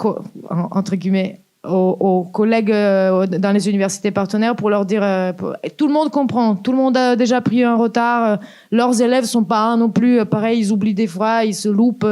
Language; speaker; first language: French; native; French